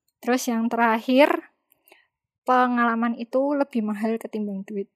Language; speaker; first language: Indonesian; native; Indonesian